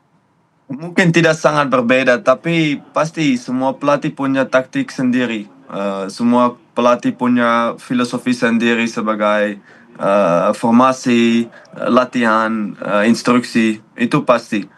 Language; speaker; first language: Indonesian; non-native, fluent; Dutch